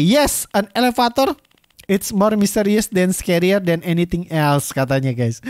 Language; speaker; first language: English; non-native, learner; Indonesian